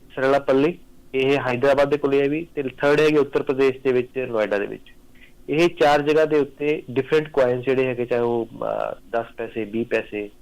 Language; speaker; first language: Punjabi; native; Punjabi